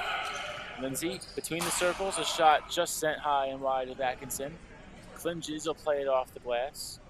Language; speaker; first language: English; native; English